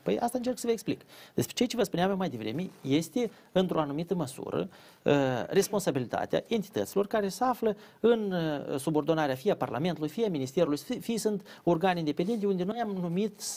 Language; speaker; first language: Romanian; native; Romanian